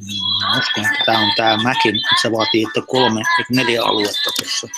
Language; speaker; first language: Finnish; native; Finnish